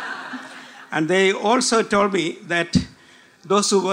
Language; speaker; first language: English; non-native, local second language; Malayalam